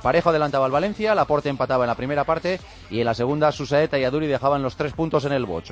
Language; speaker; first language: Spanish; native; Spanish